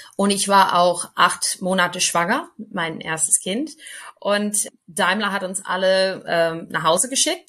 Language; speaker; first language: German; non-native, fluent; English